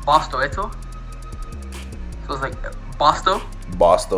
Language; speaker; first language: English; native; English